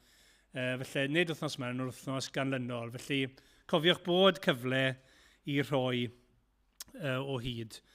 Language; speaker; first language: Welsh; native; Welsh